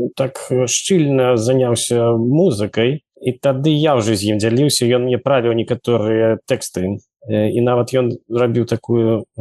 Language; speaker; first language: Belarusian; native; Belarusian